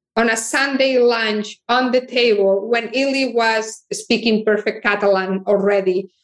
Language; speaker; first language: English; non-native, fluent; Catalan